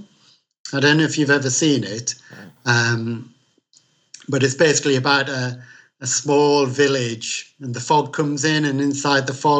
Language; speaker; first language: English; native; English